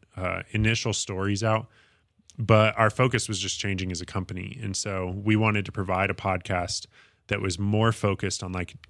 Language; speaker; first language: English; native; English